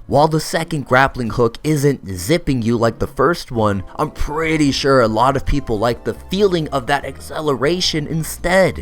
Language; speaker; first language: English; native; English